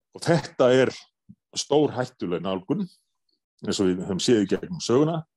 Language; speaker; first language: Icelandic; native; Icelandic